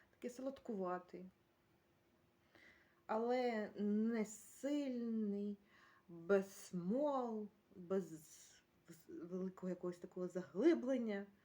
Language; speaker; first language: Ukrainian; native; Ukrainian